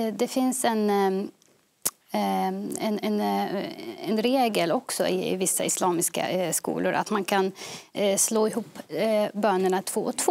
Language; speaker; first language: Swedish; early bilingual, other home language; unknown